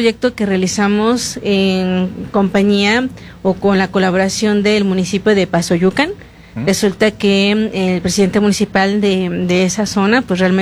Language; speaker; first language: Spanish; native; Spanish